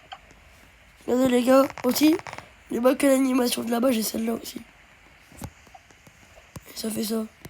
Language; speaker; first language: French; native; French